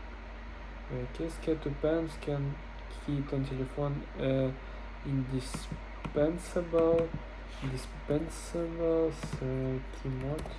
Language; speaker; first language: French; non-native, learner; Russian